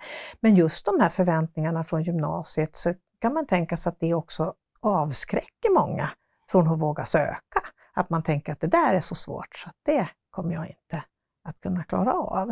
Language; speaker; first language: Swedish; native; Swedish